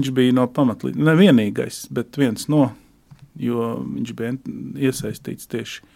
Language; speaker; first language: Latvian; native; Latvian